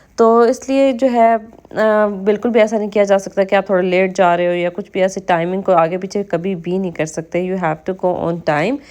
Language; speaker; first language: Urdu; native; Urdu